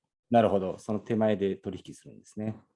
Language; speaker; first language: Japanese; native; Japanese